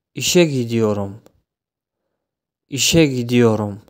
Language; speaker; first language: Turkish; non-native, fluent; Tajik